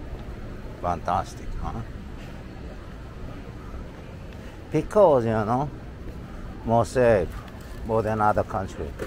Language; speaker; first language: English; non-native, learner; Korean